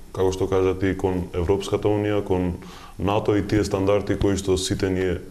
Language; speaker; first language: Macedonian; non-native, local second language; Albanian